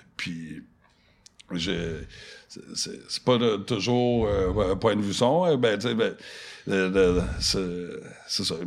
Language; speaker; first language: French; non-native, local second language; English